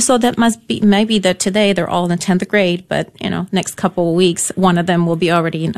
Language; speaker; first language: English; non-native, fluent; Polish